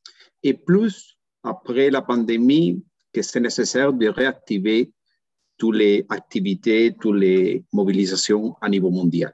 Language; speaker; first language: French; non-native, learner; Spanish